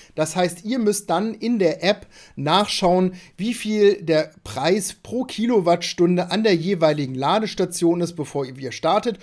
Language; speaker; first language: German; native; German